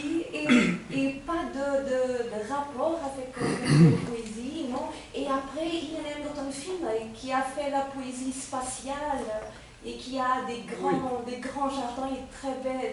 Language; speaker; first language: French; non-native, fluent; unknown